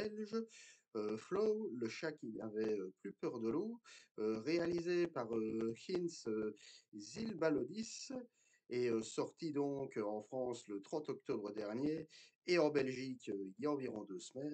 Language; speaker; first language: French; native; French